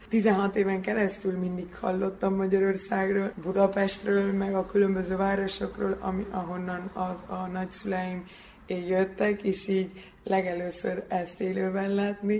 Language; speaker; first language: Hungarian; early bilingual, heritage; Hungarian